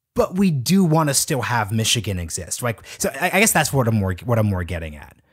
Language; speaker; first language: English; native; English